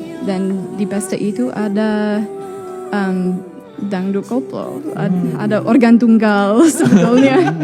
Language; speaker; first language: Indonesian; non-native, fluent; English